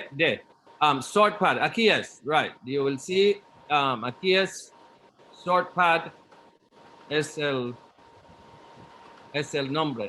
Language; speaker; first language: Spanish; non-native, learner; Portuguese